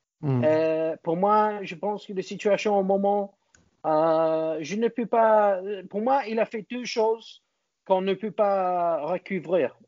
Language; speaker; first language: French; non-native, learner; English